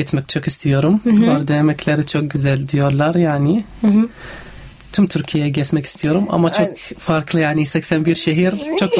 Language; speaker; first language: Turkish; non-native, learner; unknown